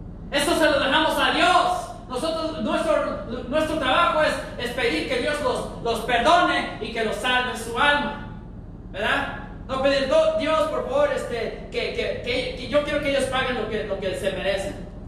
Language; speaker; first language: Spanish; early bilingual, heritage; Spanish